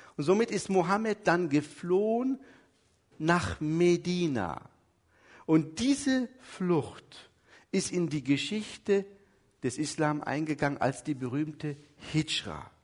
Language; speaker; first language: German; early bilingual, other home language; Turkish